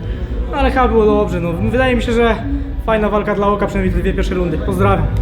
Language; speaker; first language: Polish; native; Polish